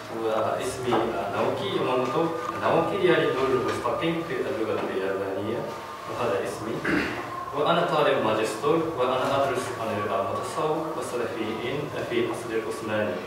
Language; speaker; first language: Arabic; non-native, learner; Japanese